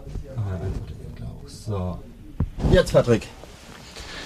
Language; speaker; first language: German; native; German